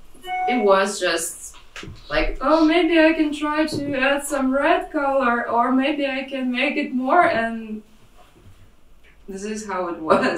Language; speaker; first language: English; non-native, fluent; Russian